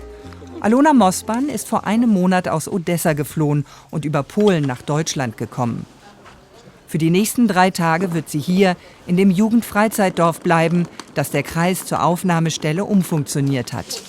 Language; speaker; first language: German; native; German